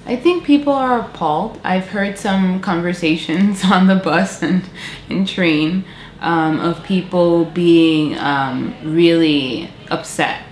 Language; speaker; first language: English; native; English